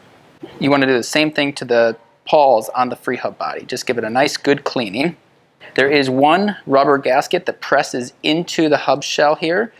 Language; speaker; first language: English; native; English